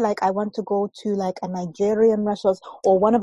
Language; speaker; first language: English; native; English